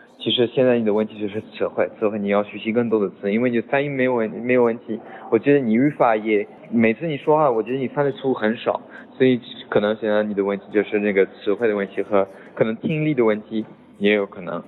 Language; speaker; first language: Chinese; non-native, fluent; French